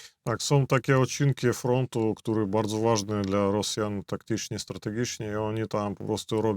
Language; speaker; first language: Polish; non-native, fluent; Belarusian